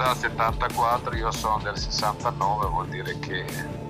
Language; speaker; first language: Italian; non-native, fluent; Serbian